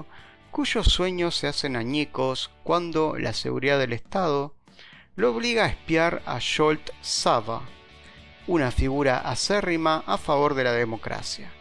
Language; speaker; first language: Spanish; native; Spanish